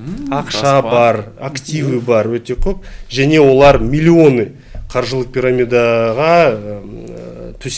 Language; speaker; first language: Kazakh; non-native, local second language; Russian